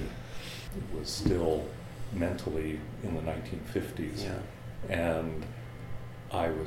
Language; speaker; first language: English; native; English